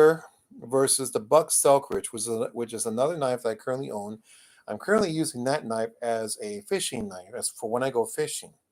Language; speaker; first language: English; native; English